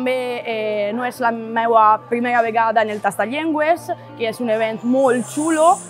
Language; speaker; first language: Catalan; non-native, fluent; Italian